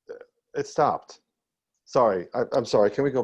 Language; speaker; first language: English; native; English